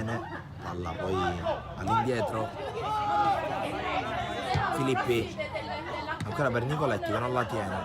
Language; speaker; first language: Italian; native; Italian